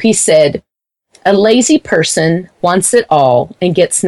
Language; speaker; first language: English; native; English